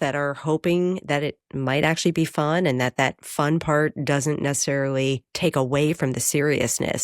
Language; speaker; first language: English; native; English